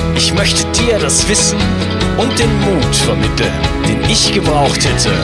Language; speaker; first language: German; native; German